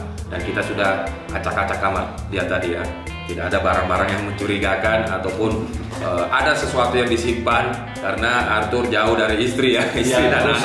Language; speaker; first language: Indonesian; native; Indonesian